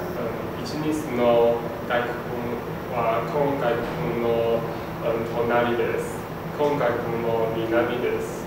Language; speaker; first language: Japanese; non-native, learner; English